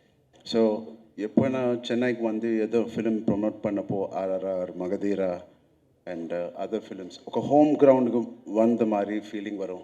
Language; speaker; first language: Tamil; non-native, local second language; Telugu